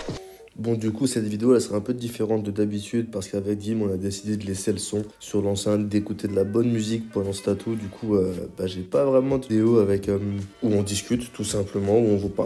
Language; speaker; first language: French; native; French